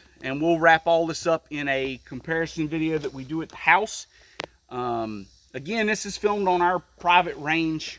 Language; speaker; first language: English; native; English